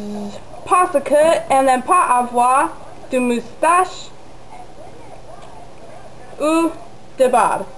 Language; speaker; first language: French; non-native, learner; English